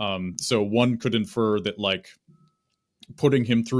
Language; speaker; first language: English; native; English